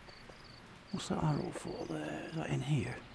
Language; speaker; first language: English; native; English